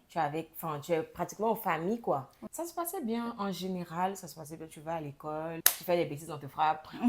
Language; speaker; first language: French; native; French